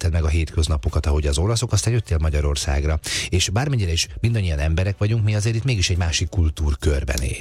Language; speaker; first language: Hungarian; native; Hungarian